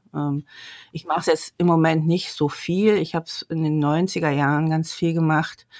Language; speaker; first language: German; native; German